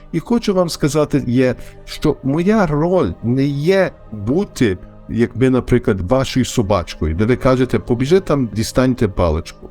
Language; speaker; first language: Ukrainian; early bilingual, heritage; Ukrainian